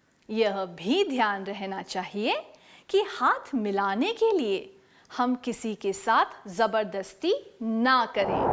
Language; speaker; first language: Hindi; native; Hindi